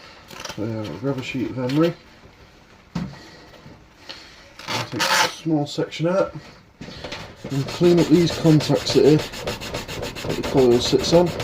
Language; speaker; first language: English; native; English